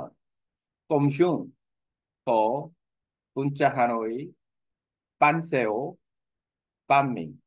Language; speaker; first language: Vietnamese; non-native, learner; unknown